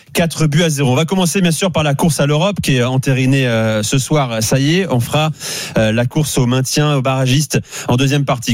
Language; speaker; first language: French; native; French